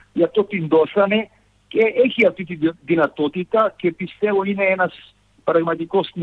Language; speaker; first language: Greek; non-native, fluent; Serbian